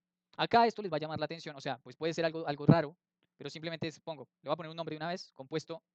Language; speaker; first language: Spanish; native; Spanish